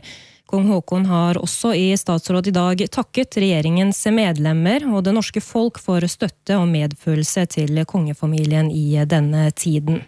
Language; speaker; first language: Norwegian; native; Norwegian